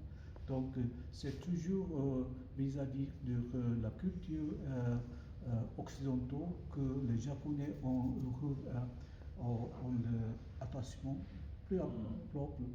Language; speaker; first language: French; non-native, learner; Japanese